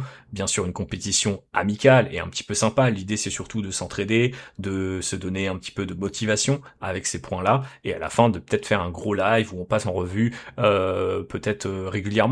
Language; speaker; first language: French; native; French